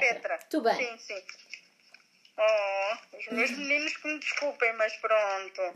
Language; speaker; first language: Portuguese; native; Portuguese